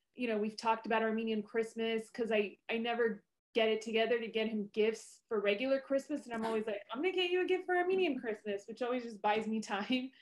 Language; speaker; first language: English; native; English